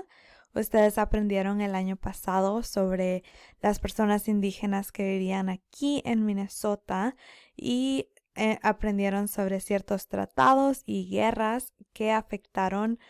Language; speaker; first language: Spanish; early bilingual, other home language; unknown